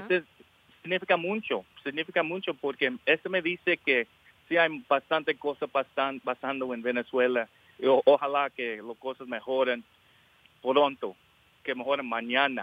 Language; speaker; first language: Spanish; early bilingual, heritage; English